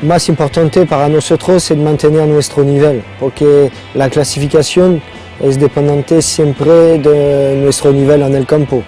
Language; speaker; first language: Spanish; non-native, fluent; French